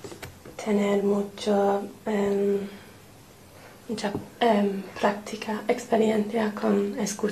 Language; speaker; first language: Spanish; non-native, fluent; English